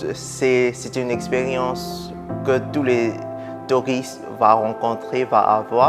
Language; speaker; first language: French; non-native, fluent; Burmese